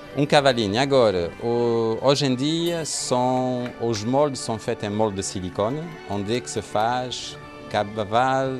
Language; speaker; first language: Portuguese; non-native, fluent; French